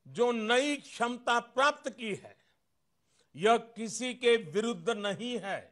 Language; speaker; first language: Hindi; non-native, local second language; Gujarati